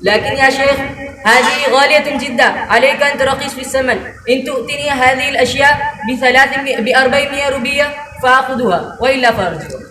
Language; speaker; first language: Arabic; non-native, learner; Urdu